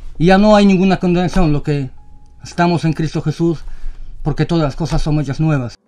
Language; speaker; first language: Spanish; non-native, fluent; Polish